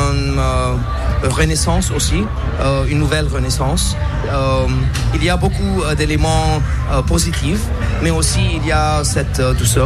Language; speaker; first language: French; non-native, local second language; Armenian